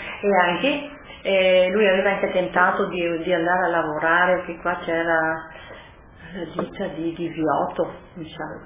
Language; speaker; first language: Italian; early bilingual, other home language; French